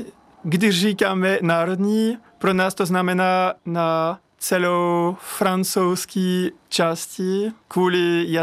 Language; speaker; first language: Czech; non-native, learner; French